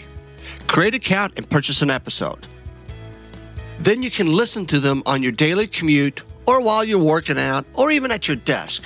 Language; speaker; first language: English; native; English